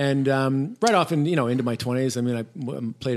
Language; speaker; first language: English; native; English